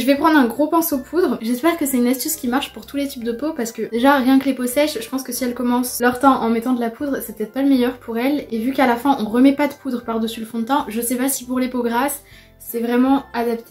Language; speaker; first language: French; native; French